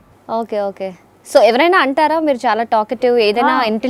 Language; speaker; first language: Telugu; native; Telugu